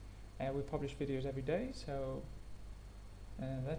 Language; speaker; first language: English; non-native, fluent; Spanish